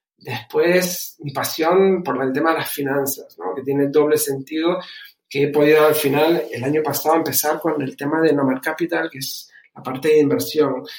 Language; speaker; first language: Spanish; early bilingual, other home language; German